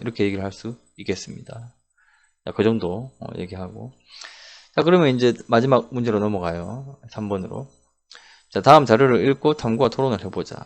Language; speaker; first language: Korean; native; Korean